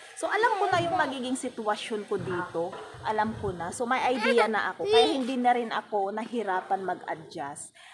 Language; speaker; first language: Filipino; native; Filipino